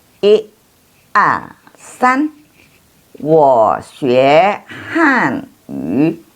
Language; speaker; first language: Chinese; non-native, fluent; Indonesian